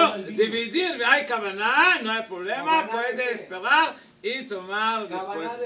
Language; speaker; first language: Spanish; non-native, learner; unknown